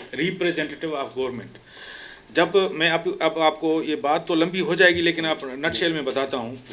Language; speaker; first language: Urdu; non-native, local second language; Sindhi